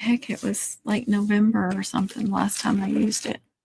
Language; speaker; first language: English; native; English